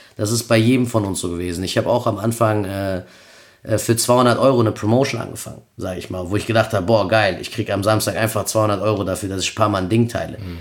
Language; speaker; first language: German; early bilingual, other home language; Spanish